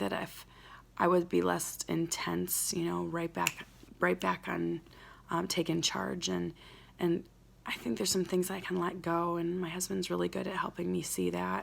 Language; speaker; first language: English; native; English